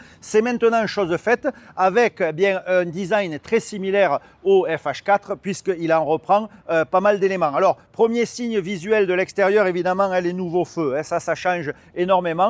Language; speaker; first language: French; native; French